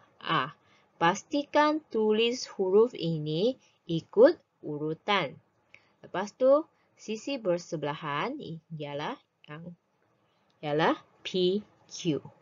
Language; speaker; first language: Malay; native; Malay